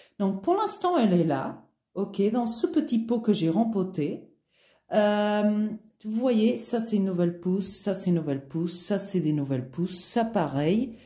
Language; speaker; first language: French; non-native, fluent; Portuguese